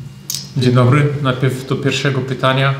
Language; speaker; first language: Polish; early bilingual, heritage; German